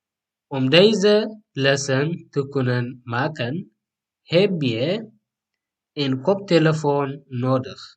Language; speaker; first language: Dutch; non-native, fluent; Tigrinya